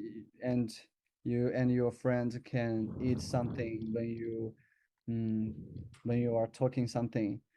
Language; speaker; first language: English; non-native, learner; Chinese